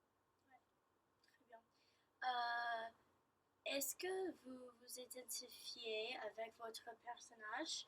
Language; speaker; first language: French; non-native, learner; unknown